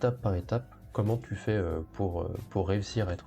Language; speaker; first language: French; native; French